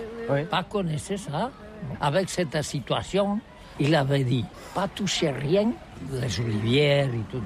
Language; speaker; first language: French; non-native, learner; Catalan